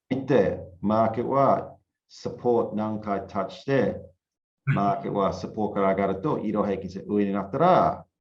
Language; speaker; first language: Japanese; non-native, learner; English